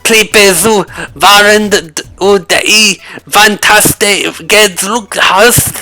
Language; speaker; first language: German; non-native, learner; English